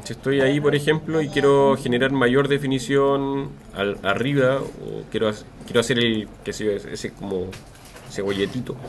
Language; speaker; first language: Spanish; native; Spanish